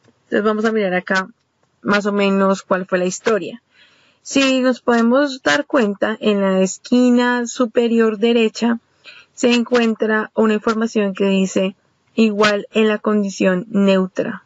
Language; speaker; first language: Spanish; native; Spanish